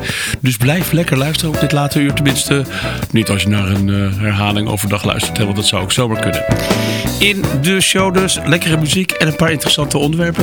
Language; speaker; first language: Dutch; native; Dutch